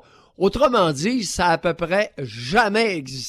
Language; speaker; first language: French; native; French